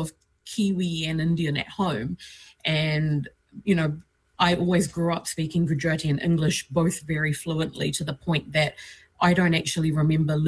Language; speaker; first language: English; non-native, local second language; Gujarati